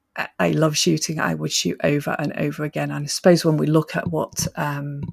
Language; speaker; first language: English; native; English